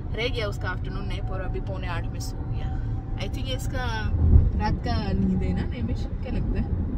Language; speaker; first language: Hindi; non-native, local second language; Gujarati